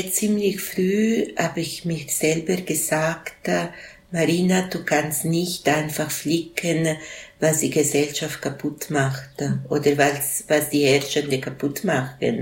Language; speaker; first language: German; non-native, local second language; Italian